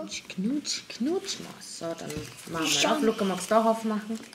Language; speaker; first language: German; native; German